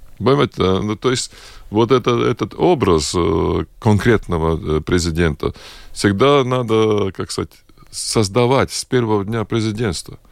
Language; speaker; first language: Russian; non-native, local second language; Latvian